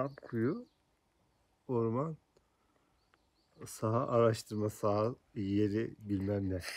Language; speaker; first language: Turkish; native; Turkish